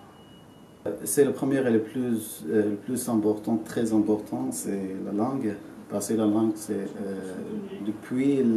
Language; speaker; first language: French; non-native, learner; Arabic